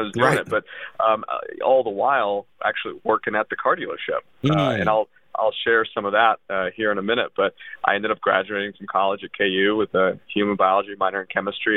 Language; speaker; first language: English; early bilingual, other home language; Russian